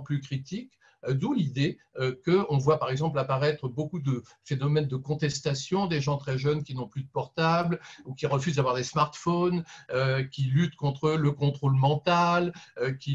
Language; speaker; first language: French; native; French